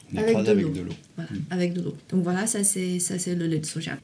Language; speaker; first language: French; non-native, fluent; Chinese